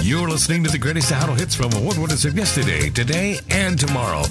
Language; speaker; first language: English; native; English